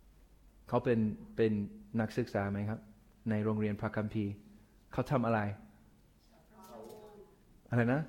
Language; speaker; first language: Thai; non-native, fluent; English